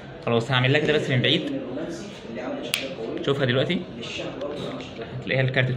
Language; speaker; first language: Arabic; native; Arabic